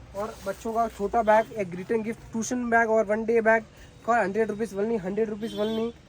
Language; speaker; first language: Hindi; non-native, local second language; Kannada